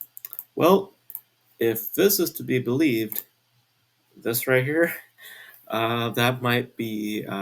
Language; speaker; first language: English; native; English